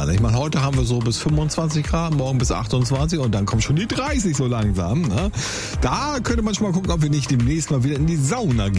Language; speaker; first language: German; native; German